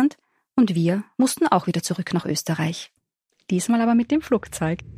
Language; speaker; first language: German; native; German